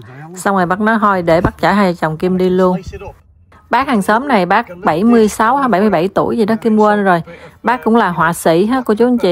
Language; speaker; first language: Vietnamese; native; Vietnamese